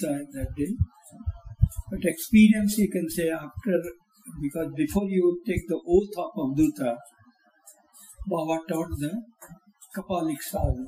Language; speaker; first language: English; non-native, local second language; Hindi